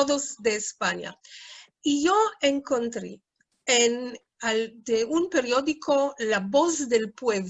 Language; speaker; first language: Spanish; non-native, fluent; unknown